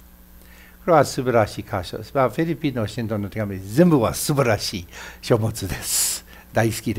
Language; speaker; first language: Japanese; non-native, fluent; English